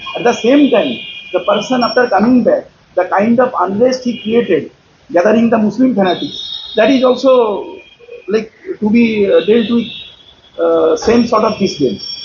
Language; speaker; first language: English; non-native, local second language; Bangla